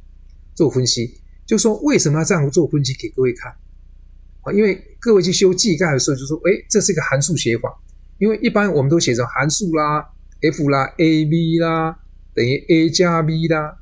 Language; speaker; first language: Chinese; native; Chinese